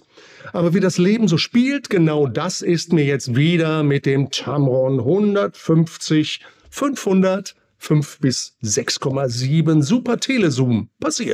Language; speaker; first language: German; native; German